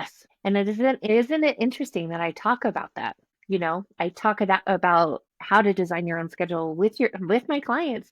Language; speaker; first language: English; native; English